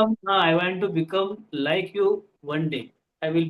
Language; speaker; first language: English; non-native, local second language; Marathi